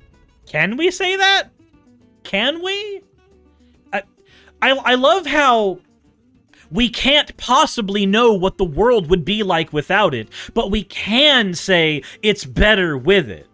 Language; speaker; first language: English; native; English